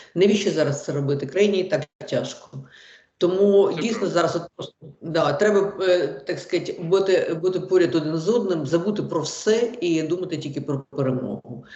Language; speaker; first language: Ukrainian; non-native, local second language; Russian